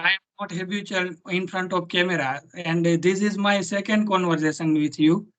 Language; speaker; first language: English; non-native, learner; Gujarati